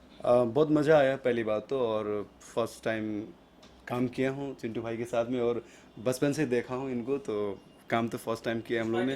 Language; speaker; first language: Hindi; non-native, fluent; Nepali